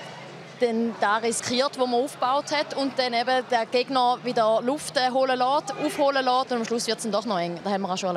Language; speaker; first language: German; native; German